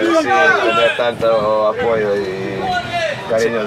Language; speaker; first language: Spanish; non-native, fluent; Croatian